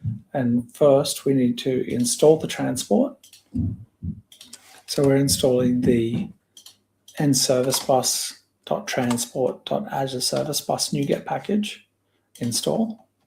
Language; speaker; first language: English; native; English